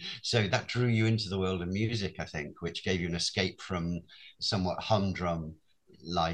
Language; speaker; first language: English; native; English